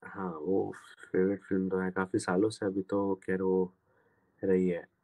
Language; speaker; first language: Hindi; non-native, local second language; Gujarati